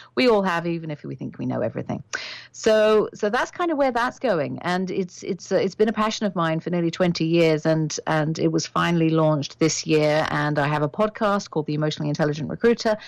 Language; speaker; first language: English; native; English